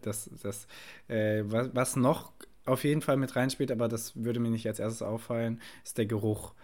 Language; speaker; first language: German; native; German